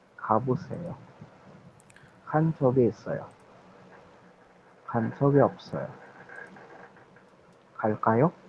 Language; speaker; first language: Korean; non-native, learner; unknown